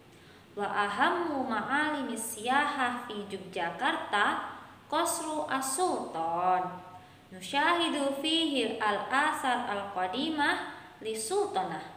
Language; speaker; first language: Arabic; non-native, fluent; Indonesian